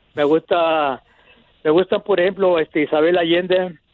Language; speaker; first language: Spanish; native; Spanish